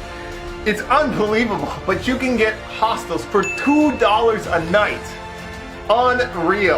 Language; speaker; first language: English; native; English